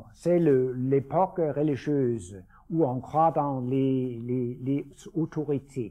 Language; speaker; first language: French; non-native, fluent; Danish